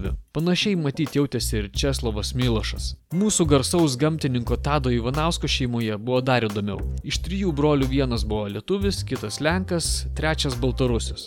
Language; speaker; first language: Lithuanian; native; Lithuanian